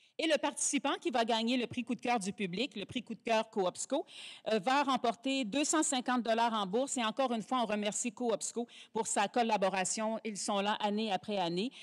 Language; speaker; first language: French; native; French